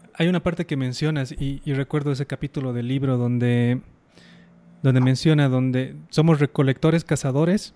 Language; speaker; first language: Spanish; native; Spanish